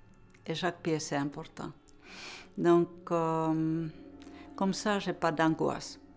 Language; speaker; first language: French; non-native, fluent; Finnish